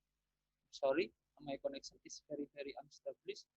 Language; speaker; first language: English; non-native, learner; Indonesian